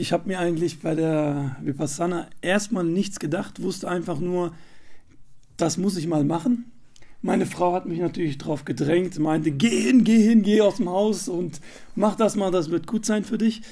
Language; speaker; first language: German; native; German